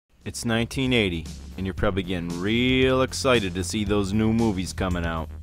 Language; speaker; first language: English; native; English